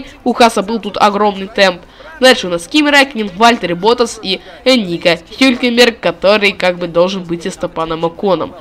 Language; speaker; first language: Russian; native; Russian